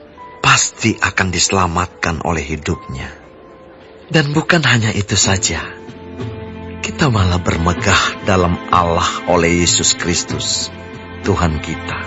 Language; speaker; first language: Indonesian; native; Indonesian